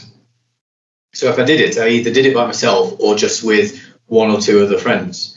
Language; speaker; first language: English; native; English